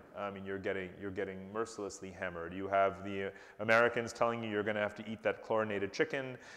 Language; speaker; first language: English; native; English